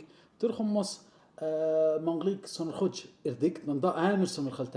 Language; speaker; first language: Mongolian; non-native, learner; Arabic